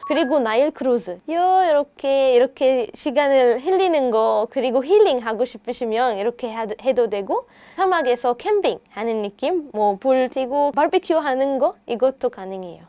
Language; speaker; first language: Korean; non-native, fluent; Arabic